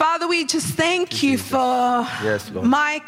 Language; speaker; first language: English; non-native, local second language; Sinhala